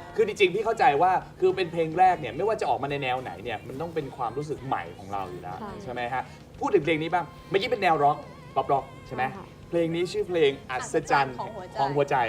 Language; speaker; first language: Thai; native; Thai